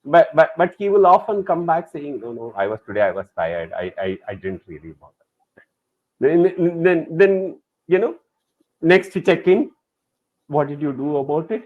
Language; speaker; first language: English; non-native, local second language; Tamil